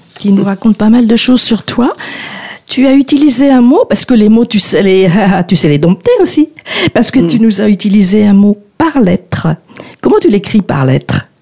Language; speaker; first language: French; native; French